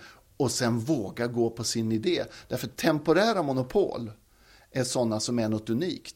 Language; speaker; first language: Swedish; native; Swedish